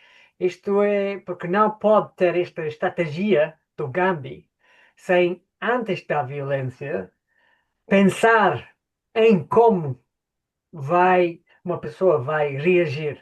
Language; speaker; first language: Portuguese; non-native, fluent; English